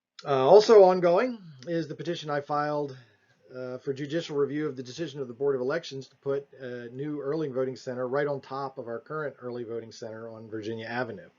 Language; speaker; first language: English; native; English